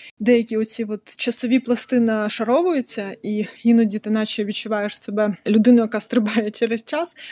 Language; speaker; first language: Ukrainian; non-native, local second language; Russian